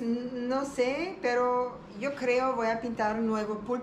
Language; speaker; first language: Spanish; non-native, learner; German